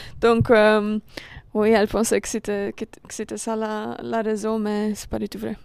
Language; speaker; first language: French; non-native, local second language; Dutch